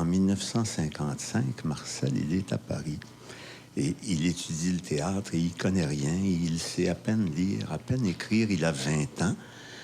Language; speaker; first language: French; native; French